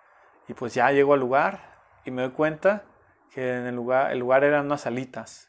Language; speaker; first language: Spanish; native; Spanish